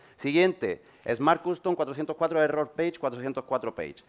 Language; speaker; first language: Spanish; native; Spanish